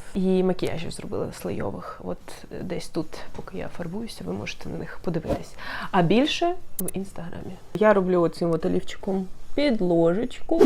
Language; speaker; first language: Ukrainian; non-native, local second language; Russian